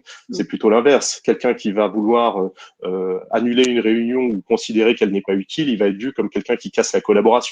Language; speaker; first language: French; native; French